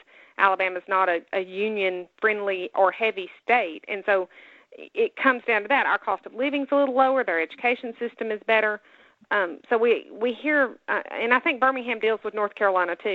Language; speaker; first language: English; native; English